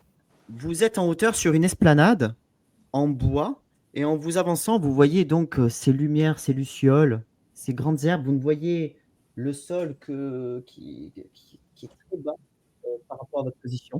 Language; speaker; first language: French; native; French